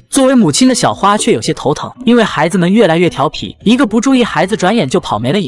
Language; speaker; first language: Chinese; native; Chinese